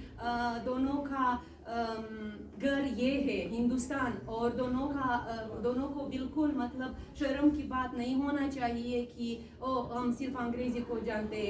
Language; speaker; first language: Hindi; non-native, learner; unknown